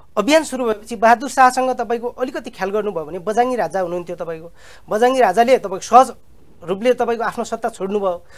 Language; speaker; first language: Nepali; native; Nepali